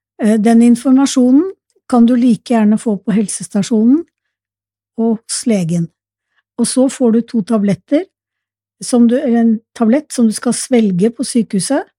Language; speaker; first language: Norwegian; native; Norwegian